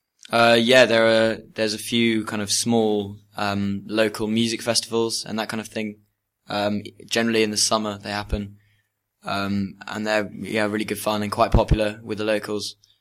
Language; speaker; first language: English; native; English